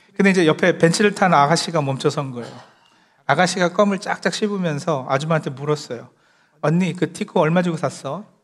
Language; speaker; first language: Korean; early bilingual, heritage; Korean